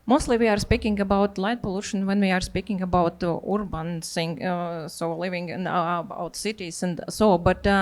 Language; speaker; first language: English; non-native, learner; Latvian